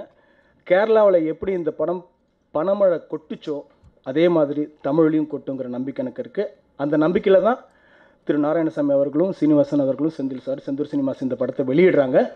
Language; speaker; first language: Tamil; native; Tamil